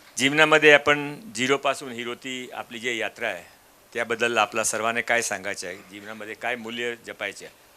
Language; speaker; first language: Marathi; non-native, local second language; Marwari